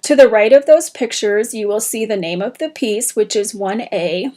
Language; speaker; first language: English; native; English